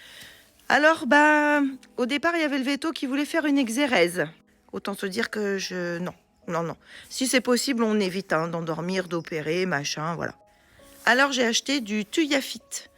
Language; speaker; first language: French; native; French